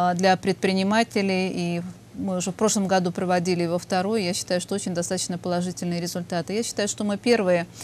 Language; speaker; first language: Russian; native; Russian